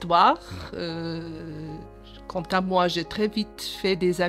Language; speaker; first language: French; early bilingual, other home language; Portuguese